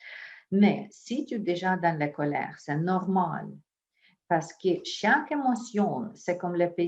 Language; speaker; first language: French; non-native, fluent; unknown